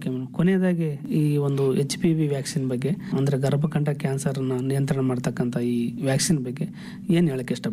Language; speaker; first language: Kannada; native; Kannada